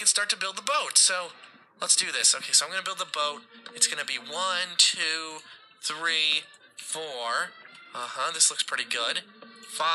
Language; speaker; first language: English; native; English